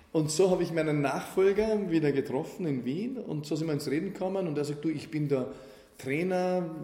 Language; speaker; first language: German; native; German